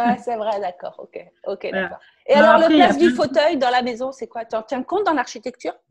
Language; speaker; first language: French; native; French